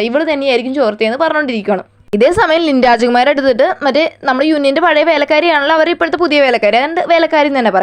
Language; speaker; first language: Malayalam; native; Malayalam